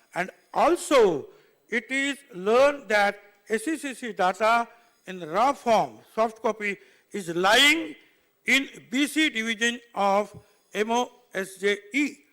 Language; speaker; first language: English; non-native, local second language; Marathi